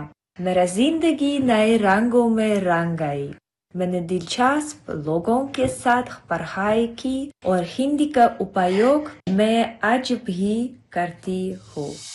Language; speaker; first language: Hindi; non-native, fluent; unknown